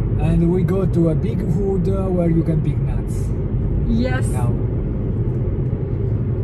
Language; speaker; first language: English; non-native, fluent; Italian